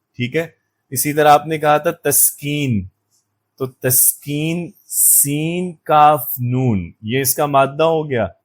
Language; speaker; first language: Urdu; native; Urdu